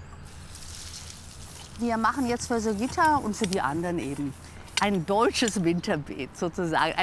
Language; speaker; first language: German; native; German